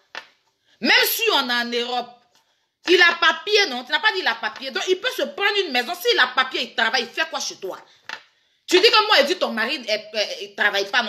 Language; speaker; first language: French; native; French